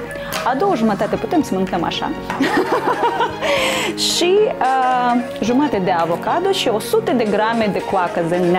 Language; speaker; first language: Romanian; non-native, local second language; Russian